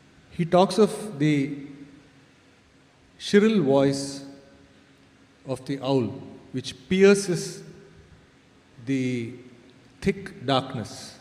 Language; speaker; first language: English; non-native, local second language; Tamil